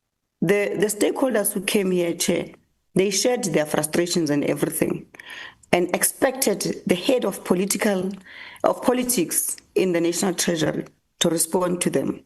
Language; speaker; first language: English; non-native, local second language; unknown